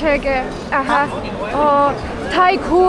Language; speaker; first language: Chinese; non-native, learner; English